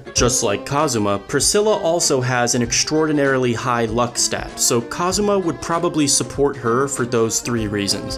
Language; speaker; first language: English; native; English